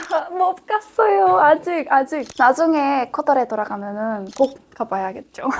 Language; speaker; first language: Korean; non-native, fluent; Spanish